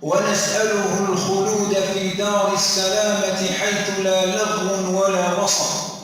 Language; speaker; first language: Arabic; native; Arabic